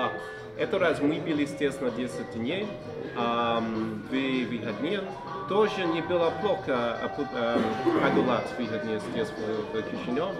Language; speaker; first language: Russian; non-native, learner; English